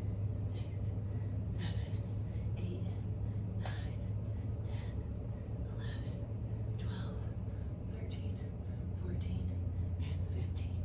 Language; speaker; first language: English; native; English